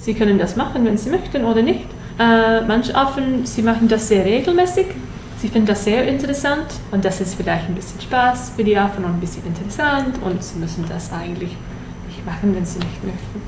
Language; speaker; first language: German; non-native, learner; English